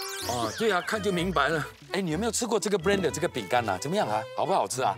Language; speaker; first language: Chinese; native; Chinese